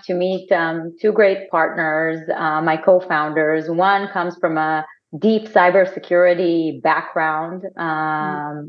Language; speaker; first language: English; non-native, fluent; Hebrew